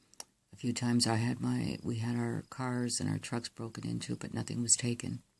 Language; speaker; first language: English; native; English